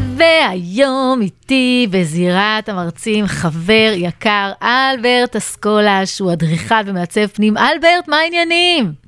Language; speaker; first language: Hebrew; native; Hebrew